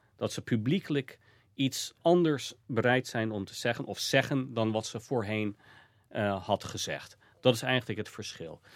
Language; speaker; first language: Dutch; non-native, fluent; English